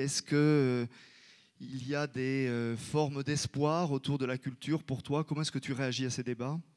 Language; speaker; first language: French; native; French